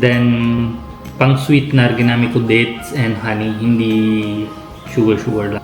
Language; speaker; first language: Filipino; non-native, learner; Punjabi